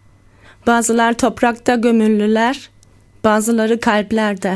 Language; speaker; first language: Turkish; early bilingual, heritage; Turkish